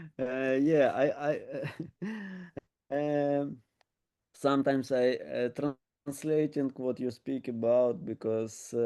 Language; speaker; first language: English; non-native, learner; Ukrainian